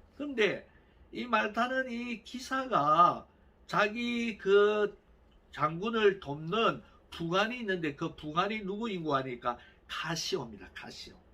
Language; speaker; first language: Korean; native; Korean